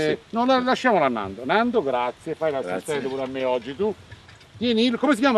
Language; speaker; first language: Italian; native; Italian